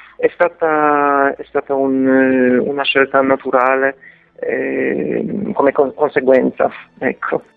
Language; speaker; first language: Italian; non-native, fluent; Polish